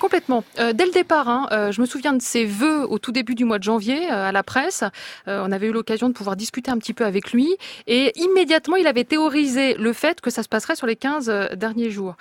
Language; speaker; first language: French; native; French